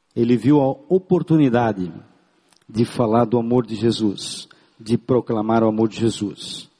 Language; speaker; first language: Portuguese; non-native, local second language; German